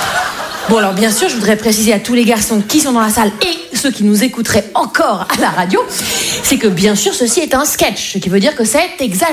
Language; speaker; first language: French; native; French